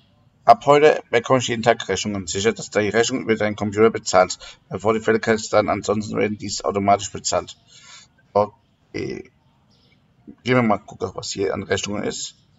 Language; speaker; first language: German; native; German